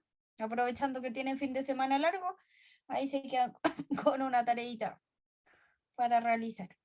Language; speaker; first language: Spanish; native; Spanish